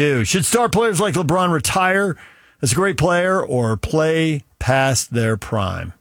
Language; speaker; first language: English; native; English